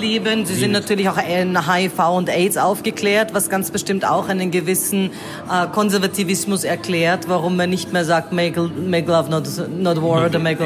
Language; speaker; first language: German; native; German